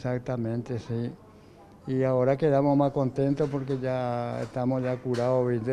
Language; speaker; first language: Spanish; native; Spanish